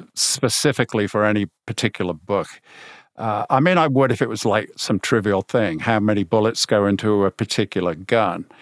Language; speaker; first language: English; native; English